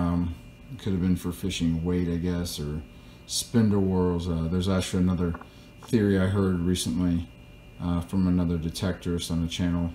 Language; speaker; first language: English; native; English